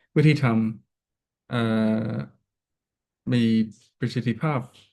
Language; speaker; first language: Thai; non-native, learner; English